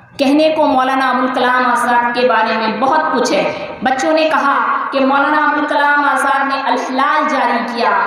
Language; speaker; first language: Urdu; native; Urdu